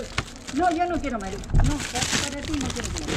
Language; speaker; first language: Spanish; native; Spanish